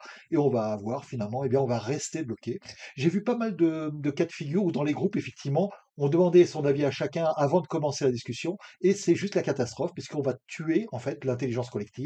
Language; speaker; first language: French; native; French